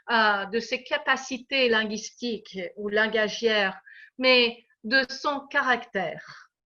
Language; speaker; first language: French; non-native, fluent; English